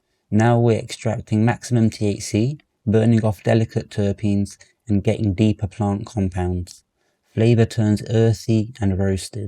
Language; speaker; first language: English; native; English